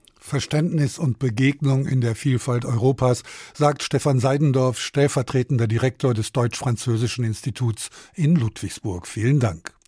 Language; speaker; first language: German; native; German